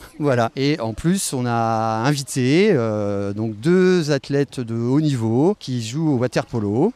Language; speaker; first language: French; native; French